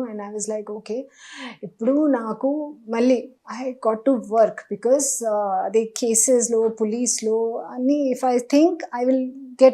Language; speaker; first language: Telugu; non-native, local second language; Hindi